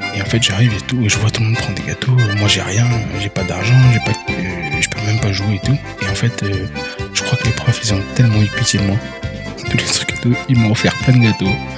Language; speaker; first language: French; early bilingual, other home language; Arabic